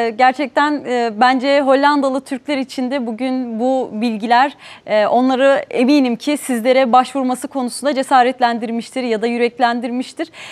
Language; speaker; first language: Turkish; native; Turkish